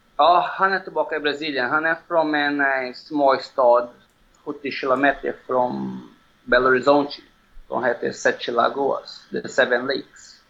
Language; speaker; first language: Swedish; non-native, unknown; Portuguese